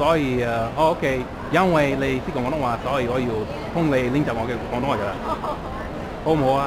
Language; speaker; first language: Cantonese; non-native, fluent; English